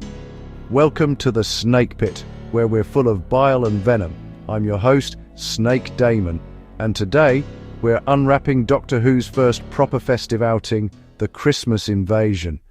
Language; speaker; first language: English; native; English